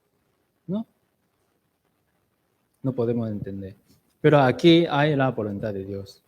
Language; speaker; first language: Spanish; non-native, learner; Chinese